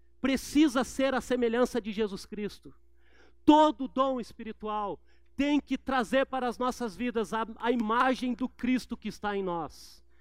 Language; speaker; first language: Portuguese; native; Portuguese